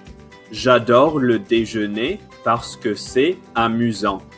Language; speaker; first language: French; non-native, fluent; English